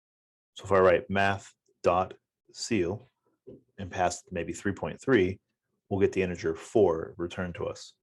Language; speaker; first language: English; native; English